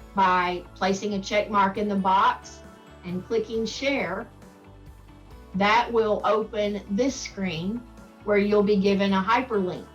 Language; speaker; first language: English; native; English